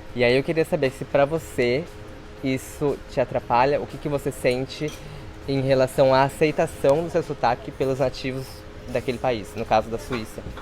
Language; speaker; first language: Portuguese; native; Portuguese